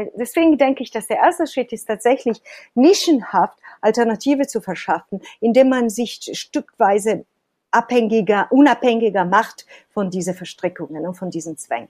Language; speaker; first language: German; non-native, fluent; Italian